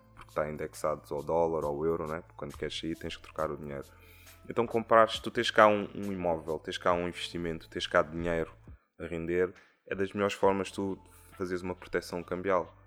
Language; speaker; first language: Portuguese; native; Portuguese